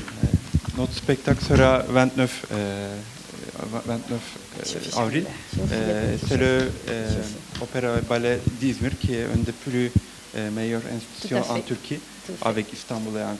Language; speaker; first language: French; non-native, learner; Turkish